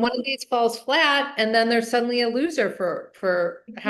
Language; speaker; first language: English; native; English